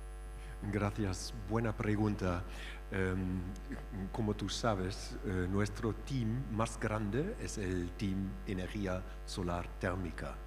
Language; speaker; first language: Spanish; non-native, fluent; German